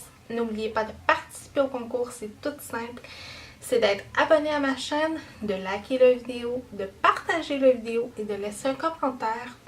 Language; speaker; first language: French; native; French